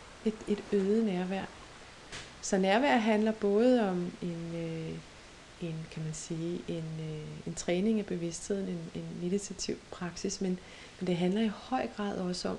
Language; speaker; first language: Danish; native; Danish